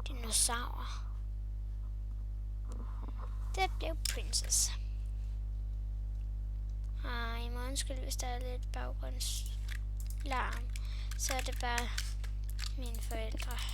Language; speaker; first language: Danish; native; Danish